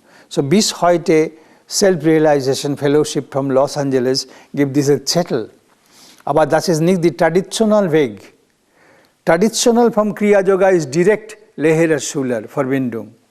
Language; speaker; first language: German; non-native, learner; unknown